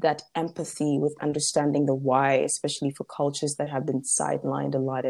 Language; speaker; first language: English; non-native, local second language; Ewe